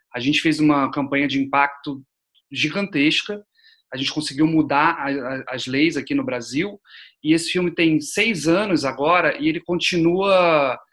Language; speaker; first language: Portuguese; native; Portuguese